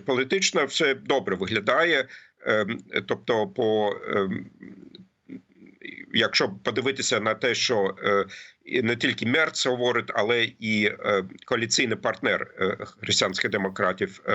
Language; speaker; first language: Ukrainian; non-native, fluent; German